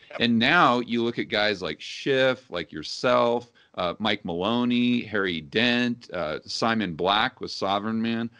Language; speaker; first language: English; native; English